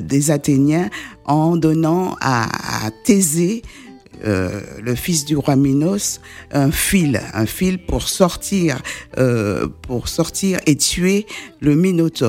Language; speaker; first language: French; native; French